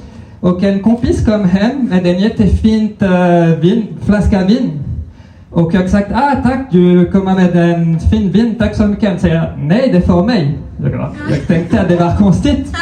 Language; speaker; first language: Swedish; non-native, fluent; French